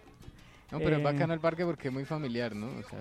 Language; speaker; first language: Spanish; native; Spanish